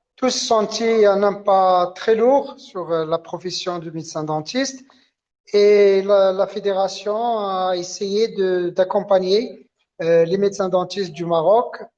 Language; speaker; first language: French; non-native, local second language; Arabic